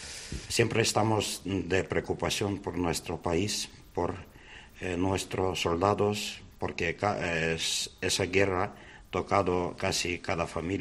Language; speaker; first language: Spanish; non-native, learner; Ukrainian